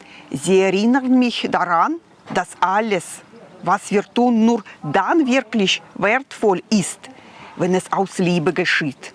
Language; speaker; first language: German; non-native, fluent; Russian